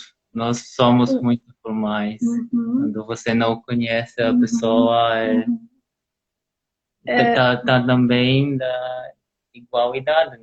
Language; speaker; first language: Portuguese; non-native, learner; Polish